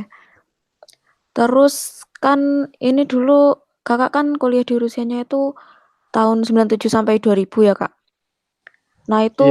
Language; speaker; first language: Indonesian; native; Indonesian